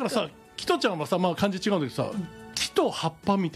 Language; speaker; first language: Japanese; native; Japanese